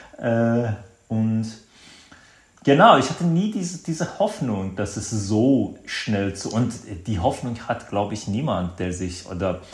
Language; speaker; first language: German; non-native, fluent; Azerbaijani